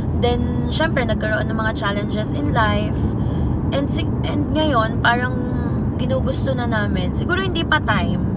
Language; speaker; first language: Filipino; non-native, local second language; Waray